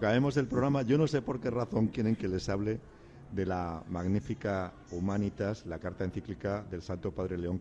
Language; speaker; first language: Spanish; native; Spanish